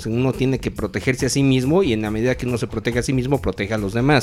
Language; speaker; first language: Spanish; native; Spanish